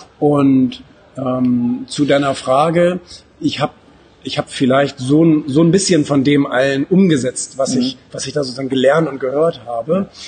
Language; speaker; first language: German; native; German